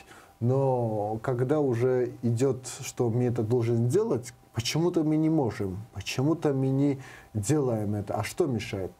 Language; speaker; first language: Russian; non-native, learner; Georgian